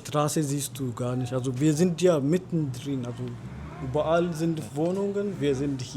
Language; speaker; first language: German; non-native, fluent; Amharic